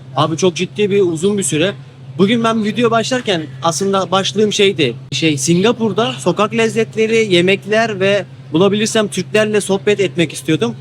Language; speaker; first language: Turkish; native; Turkish